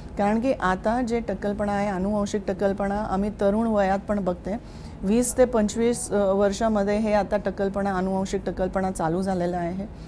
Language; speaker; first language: Marathi; non-native, local second language; Hindi